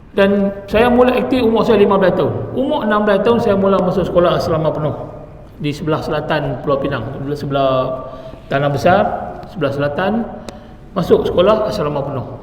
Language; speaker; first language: Malay; non-native, local second language; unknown